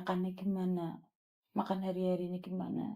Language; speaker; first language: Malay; non-native, local second language; Javanese